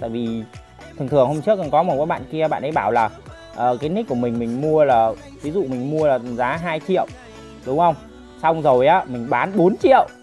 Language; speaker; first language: Vietnamese; native; Vietnamese